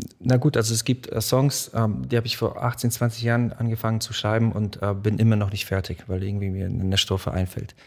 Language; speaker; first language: German; early bilingual, other home language; Polish